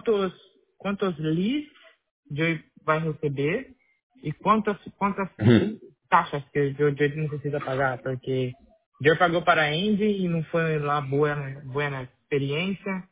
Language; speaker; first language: Spanish; non-native, learner; Portuguese